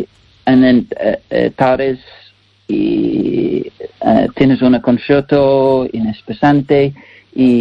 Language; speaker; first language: Spanish; non-native, learner; English